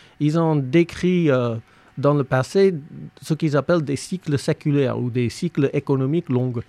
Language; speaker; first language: French; non-native, fluent; English